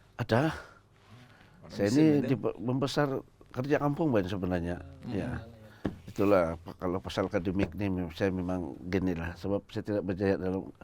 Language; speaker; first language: Malay; non-native, local second language; Central Dusun